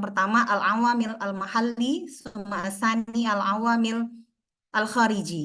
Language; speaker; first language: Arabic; non-native, learner; Indonesian